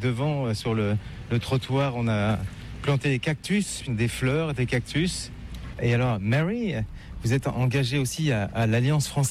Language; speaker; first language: French; native; French